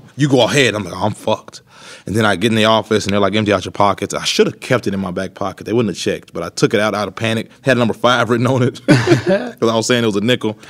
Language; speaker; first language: English; native; English